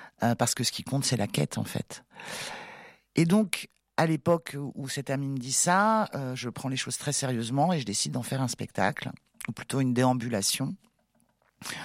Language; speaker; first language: French; native; French